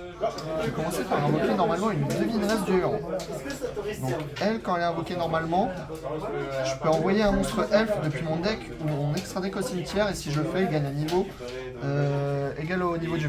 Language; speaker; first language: French; native; French